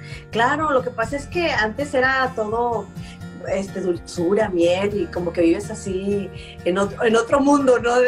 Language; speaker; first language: Spanish; native; Spanish